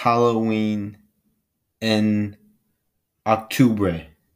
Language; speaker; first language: Spanish; non-native, learner; English